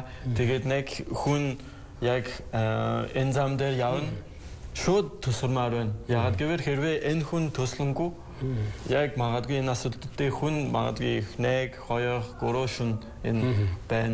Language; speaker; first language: Mongolian; non-native, learner; French